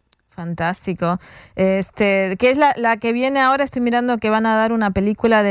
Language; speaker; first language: Spanish; native; Spanish